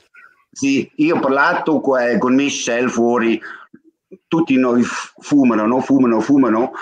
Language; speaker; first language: Italian; non-native, learner; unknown